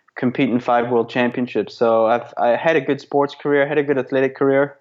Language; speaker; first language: English; native; English